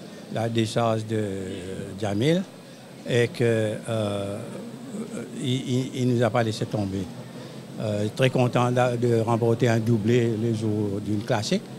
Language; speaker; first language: French; non-native, local second language; Morisyen